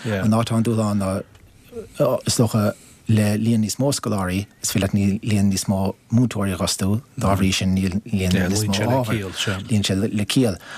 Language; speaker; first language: Irish; native; Irish